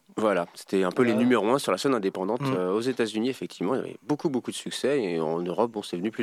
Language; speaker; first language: French; native; French